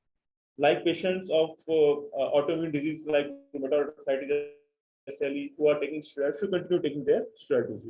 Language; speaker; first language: English; non-native, local second language; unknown